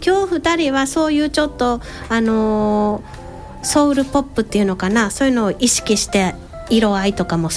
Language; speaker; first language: Japanese; native; Japanese